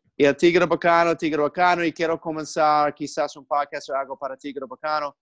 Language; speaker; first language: Spanish; non-native, learner; English